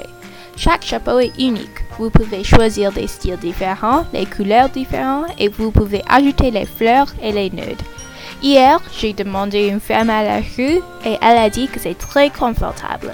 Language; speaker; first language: French; non-native, learner; English